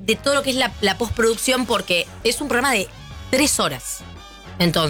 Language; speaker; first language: Spanish; native; Spanish